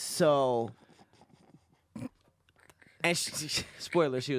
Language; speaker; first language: English; native; English